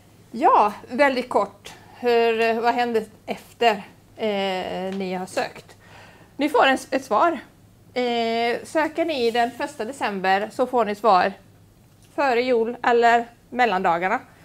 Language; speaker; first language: Swedish; non-native, fluent; Italian